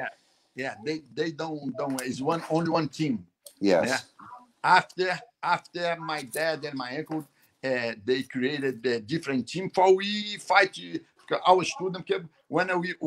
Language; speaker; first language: English; non-native, learner; Portuguese